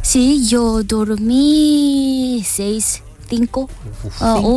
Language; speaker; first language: Spanish; non-native, learner; Korean